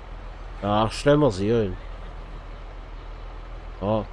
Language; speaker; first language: German; native; German